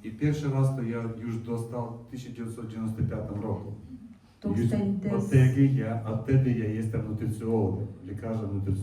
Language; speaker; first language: Polish; non-native, learner; Russian